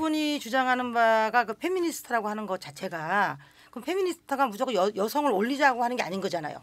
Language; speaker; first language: Korean; native; Korean